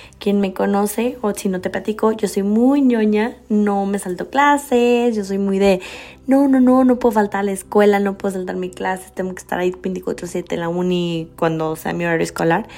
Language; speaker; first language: Spanish; native; Spanish